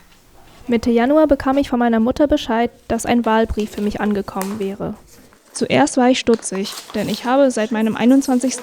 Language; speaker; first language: German; early bilingual, other home language; Indonesian